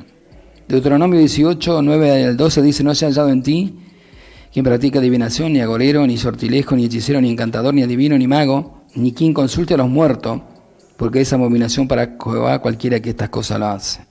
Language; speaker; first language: Spanish; native; Spanish